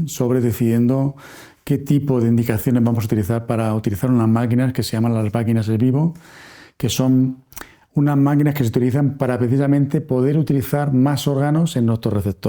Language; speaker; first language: Spanish; native; Spanish